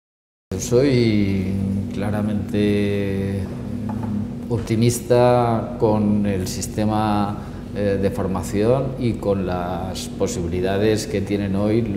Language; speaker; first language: Spanish; native; Spanish